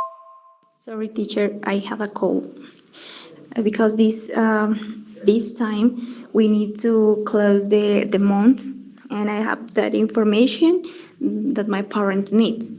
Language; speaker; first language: English; non-native, learner; Spanish